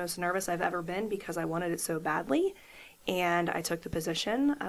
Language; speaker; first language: English; native; English